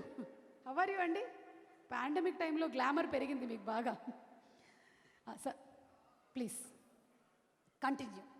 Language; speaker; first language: Telugu; native; Telugu